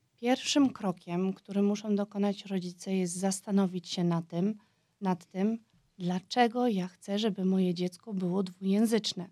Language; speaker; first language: Polish; early bilingual, heritage; Polish